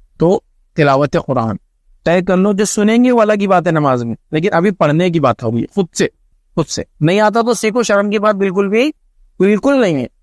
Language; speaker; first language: Urdu; native; Urdu